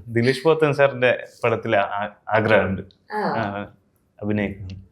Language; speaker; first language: Malayalam; non-native, learner; Tulu